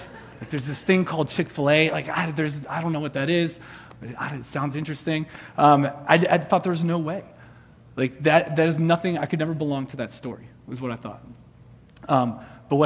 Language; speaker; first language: English; native; English